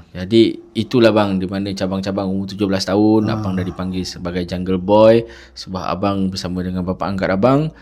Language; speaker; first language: Malay; native; Malay